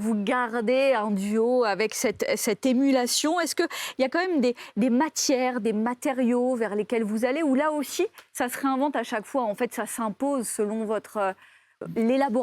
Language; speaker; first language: French; native; French